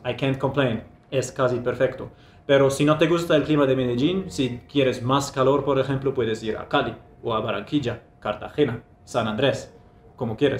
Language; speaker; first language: Spanish; non-native, fluent; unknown